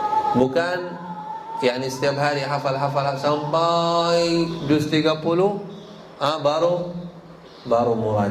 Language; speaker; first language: Indonesian; non-native, learner; Arabic